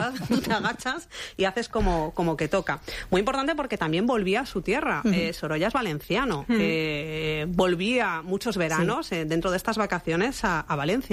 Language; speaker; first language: Spanish; native; Spanish